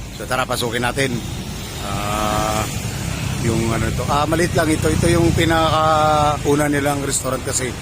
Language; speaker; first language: Filipino; non-native, local second language; Bikol